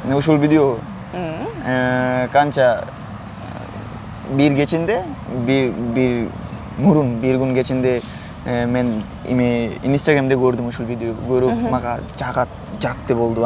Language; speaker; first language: Kyrgyz; non-native, learner; Bangla